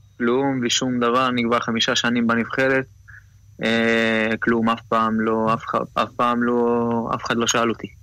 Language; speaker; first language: Hebrew; non-native, local second language; Arabic